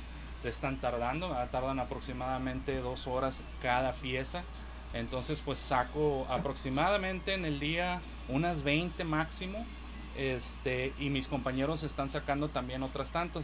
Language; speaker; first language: Spanish; native; Spanish